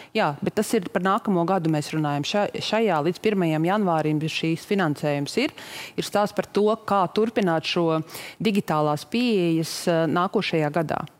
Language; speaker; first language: Latvian; native; Latvian